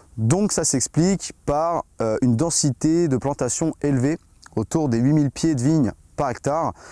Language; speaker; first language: French; native; French